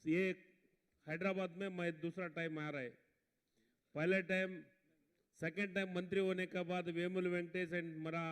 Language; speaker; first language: Hindi; non-native, local second language; Kannada